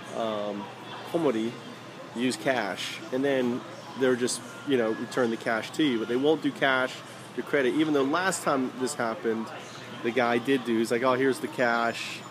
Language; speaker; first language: English; native; English